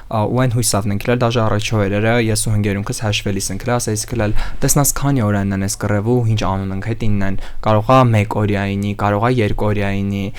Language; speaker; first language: Armenian; native; Armenian